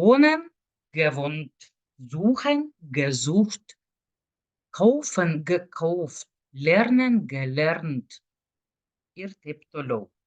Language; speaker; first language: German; non-native, fluent; Lithuanian